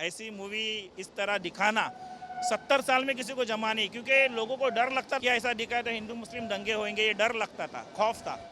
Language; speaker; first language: Hindi; native; Hindi